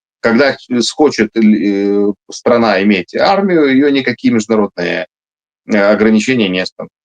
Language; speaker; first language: Russian; native; Russian